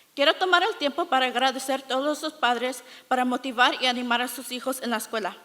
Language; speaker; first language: Spanish; early bilingual, heritage; Spanish